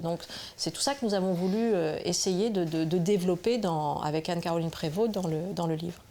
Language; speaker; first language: French; native; French